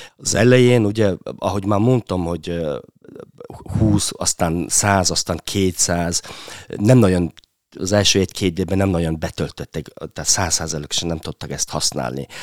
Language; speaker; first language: Hungarian; non-native, fluent; Mongolian